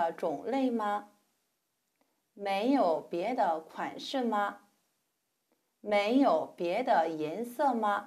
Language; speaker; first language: Chinese; non-native, learner; Korean